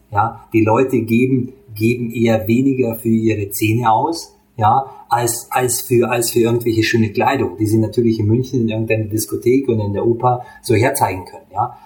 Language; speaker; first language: German; early bilingual, other home language; Hungarian